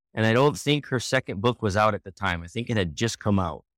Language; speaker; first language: English; native; English